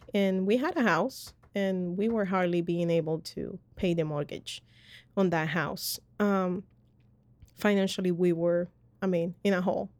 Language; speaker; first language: English; early bilingual, other home language; Spanish